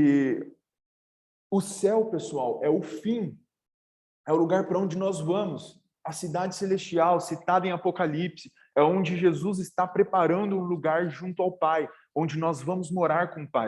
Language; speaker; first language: Portuguese; native; Portuguese